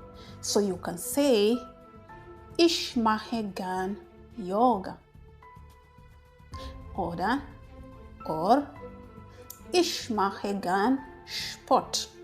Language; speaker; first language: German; non-native, fluent; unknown